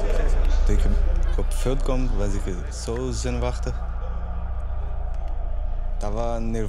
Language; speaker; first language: Dutch; non-native, learner; Portuguese